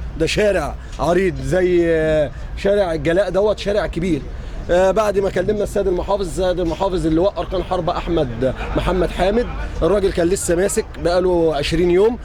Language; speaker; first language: Egyptian Arabic; native; Egyptian Arabic